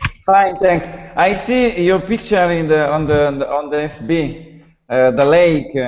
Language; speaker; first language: English; non-native, learner; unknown